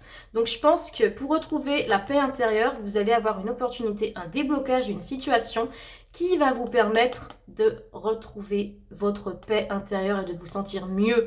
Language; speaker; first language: French; native; French